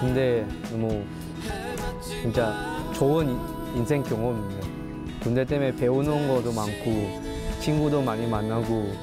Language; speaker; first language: Korean; non-native, learner; English